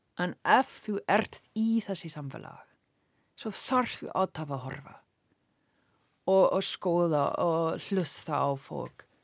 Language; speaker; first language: Icelandic; non-native, learner; English